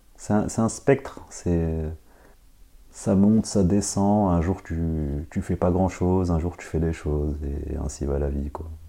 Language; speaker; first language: French; early bilingual, other home language; Khmer